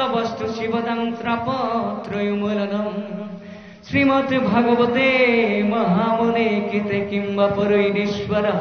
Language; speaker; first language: Assamese; native; Assamese